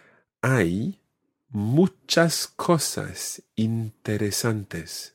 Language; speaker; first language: Spanish; non-native, fluent; English